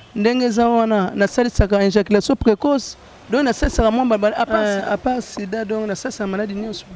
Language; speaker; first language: Lingala; non-native, local second language; Kongo